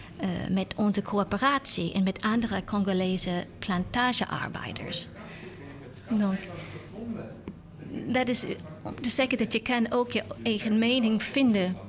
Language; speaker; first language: Dutch; non-native, learner; English